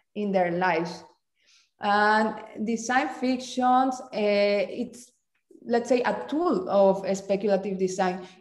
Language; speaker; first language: English; non-native, fluent; Spanish